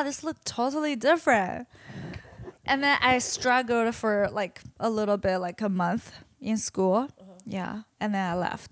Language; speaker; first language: English; non-native, fluent; Chinese